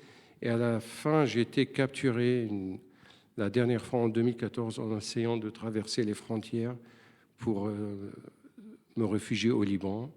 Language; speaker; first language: French; non-native, fluent; Arabic